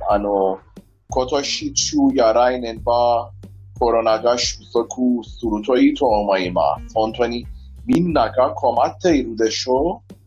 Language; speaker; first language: Japanese; non-native, learner; Persian